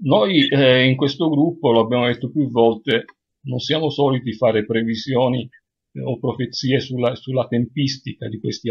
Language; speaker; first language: Italian; native; Italian